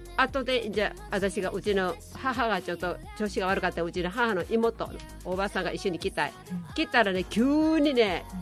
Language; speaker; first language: Japanese; non-native, fluent; Korean